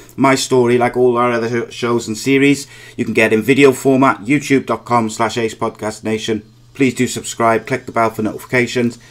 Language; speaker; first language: English; native; English